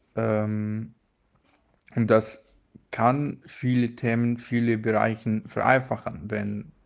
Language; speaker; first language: German; non-native, fluent; Arabic